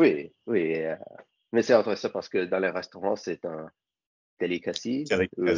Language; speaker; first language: French; non-native, learner; English